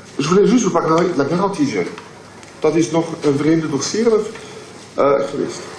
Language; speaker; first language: Dutch; non-native, local second language; French